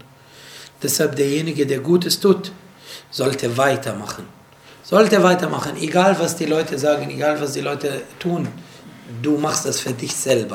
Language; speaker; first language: German; non-native, fluent; Arabic